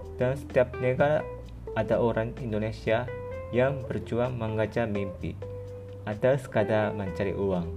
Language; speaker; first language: Indonesian; non-native, fluent; Japanese